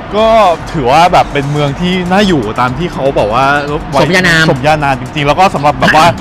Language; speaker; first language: Thai; non-native, fluent; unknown